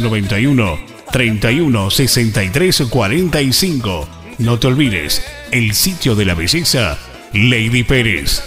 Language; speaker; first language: Spanish; native; Spanish